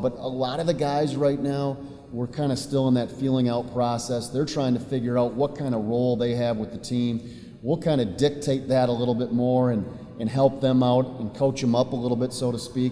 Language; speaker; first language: English; native; English